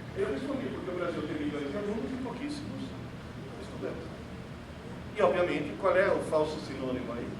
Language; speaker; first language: Portuguese; early bilingual, other home language; Italian